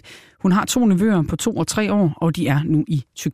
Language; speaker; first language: Danish; native; Danish